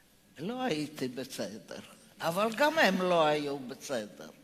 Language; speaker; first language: Hebrew; non-native, fluent; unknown